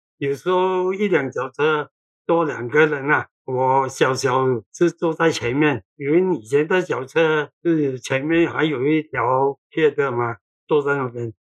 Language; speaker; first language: Chinese; non-native, local second language; Cantonese